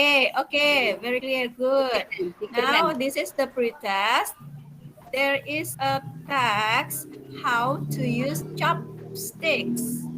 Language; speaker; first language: English; non-native, fluent; Indonesian